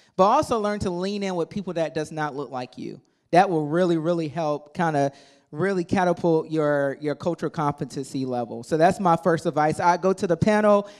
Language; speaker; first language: English; native; English